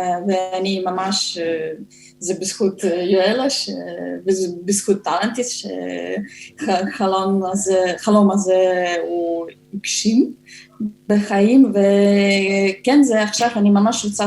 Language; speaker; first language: Hebrew; non-native, fluent; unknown